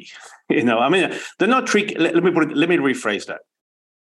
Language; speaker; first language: English; non-native, fluent; Spanish